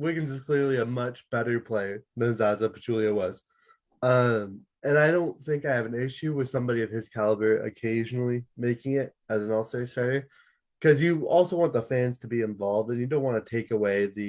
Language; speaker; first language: English; native; English